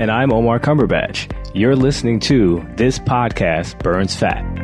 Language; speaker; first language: English; native; English